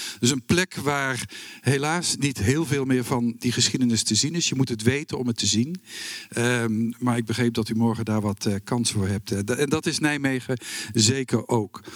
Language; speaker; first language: Dutch; native; Dutch